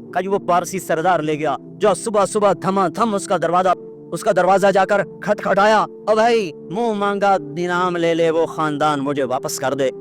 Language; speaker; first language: Urdu; non-native, local second language; Punjabi